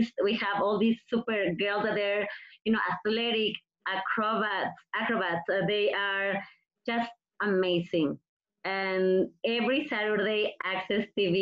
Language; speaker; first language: English; non-native, fluent; Spanish